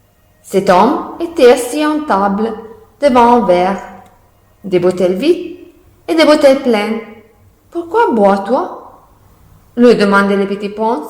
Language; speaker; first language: French; non-native, learner; Italian